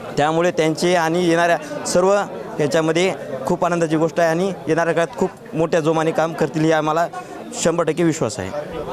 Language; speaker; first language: Marathi; native; Marathi